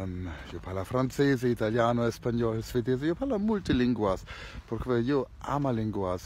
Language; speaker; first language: Italian; non-native, fluent; German